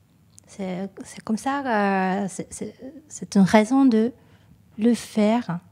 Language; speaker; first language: French; non-native, learner; Japanese